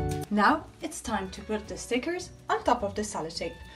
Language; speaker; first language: English; non-native, fluent; Italian